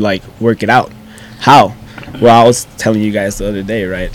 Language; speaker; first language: English; non-native, fluent; Spanish